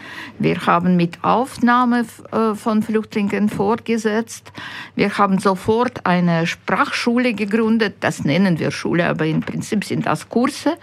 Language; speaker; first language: German; non-native, fluent; Ukrainian